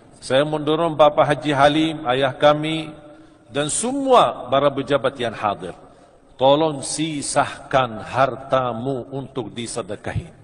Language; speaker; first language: Malay; non-native, fluent; Arabic